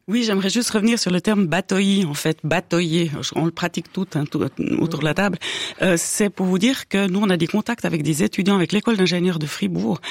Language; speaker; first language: French; native; French